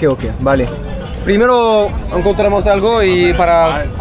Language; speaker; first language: Spanish; non-native, learner; French